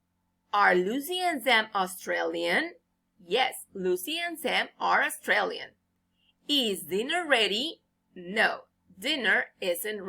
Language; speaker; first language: English; non-native, fluent; Spanish